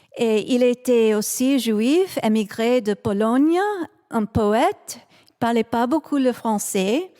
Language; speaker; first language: French; non-native, fluent; English